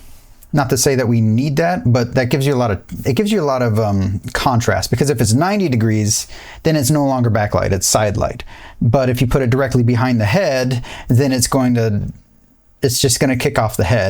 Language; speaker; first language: English; native; English